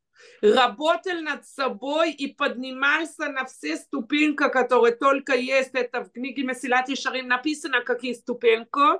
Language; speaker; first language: Russian; early bilingual, heritage; Russian